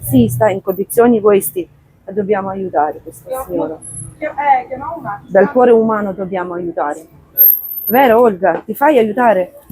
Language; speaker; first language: Italian; non-native, fluent; Ukrainian